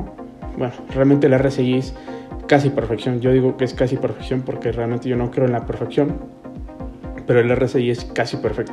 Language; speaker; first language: Spanish; native; Spanish